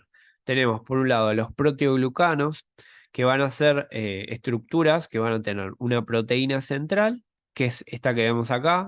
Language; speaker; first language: Spanish; native; Spanish